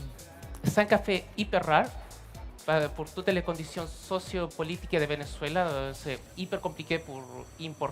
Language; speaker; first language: French; non-native, fluent; Spanish